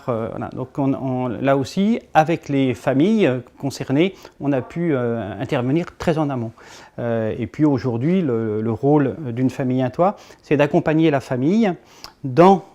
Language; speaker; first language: French; native; French